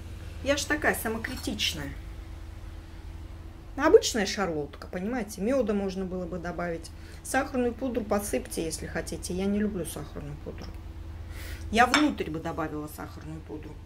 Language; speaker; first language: Russian; native; Russian